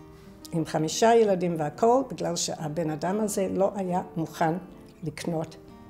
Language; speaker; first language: Hebrew; non-native, fluent; English